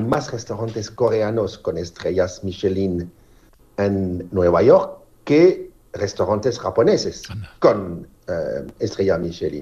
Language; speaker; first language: Spanish; non-native, fluent; French